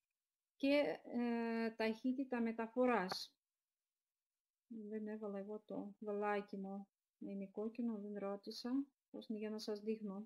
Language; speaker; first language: Greek; non-native, fluent; Russian